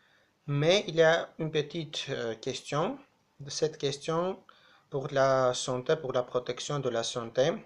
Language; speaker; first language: French; non-native, fluent; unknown